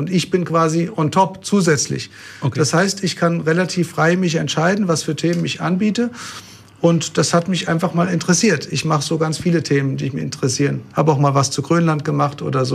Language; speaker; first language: German; native; German